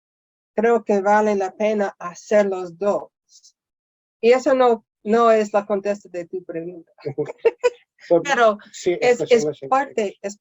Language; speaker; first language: Spanish; non-native, fluent; English